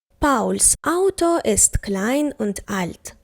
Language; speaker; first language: German; non-native, fluent; Ukrainian